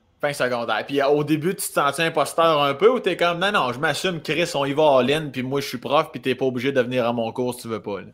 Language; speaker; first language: French; native; French